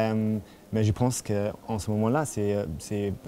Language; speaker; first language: French; non-native, fluent; German